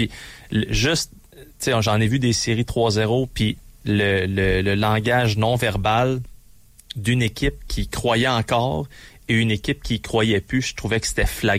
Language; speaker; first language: French; native; French